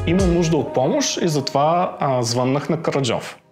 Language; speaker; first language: Bulgarian; native; Bulgarian